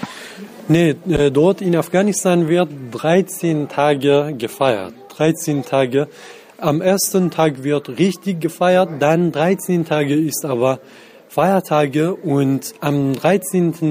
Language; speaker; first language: German; non-native, fluent; Central Kurdish